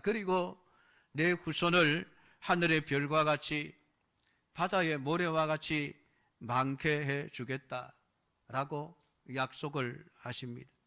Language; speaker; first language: Korean; native; Korean